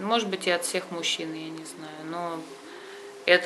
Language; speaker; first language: Russian; native; Russian